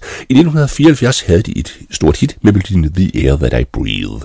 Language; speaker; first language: Danish; native; Danish